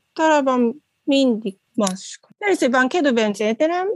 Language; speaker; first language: Hungarian; non-native, learner; Japanese